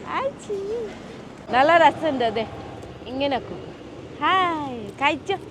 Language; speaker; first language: Malayalam; non-native, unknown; Nepali